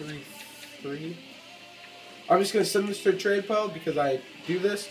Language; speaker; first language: English; native; English